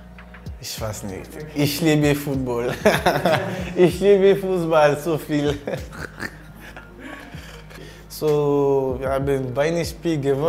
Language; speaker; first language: German; non-native, learner; French